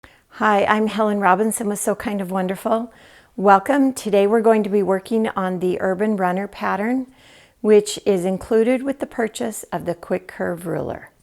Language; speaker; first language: English; native; English